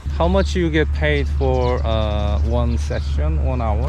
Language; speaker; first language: English; non-native, learner; Korean